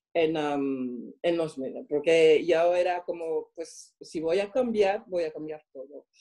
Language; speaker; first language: Spanish; non-native, fluent; French